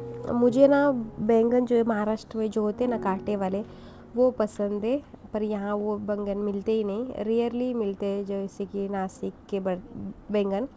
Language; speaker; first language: Hindi; native; Hindi